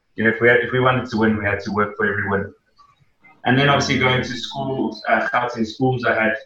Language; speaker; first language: English; native; English